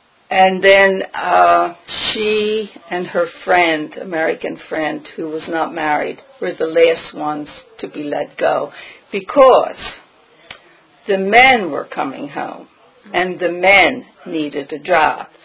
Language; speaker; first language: English; early bilingual, other home language; Friulian